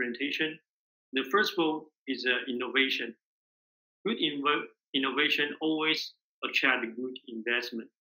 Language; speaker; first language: English; non-native, learner; Chinese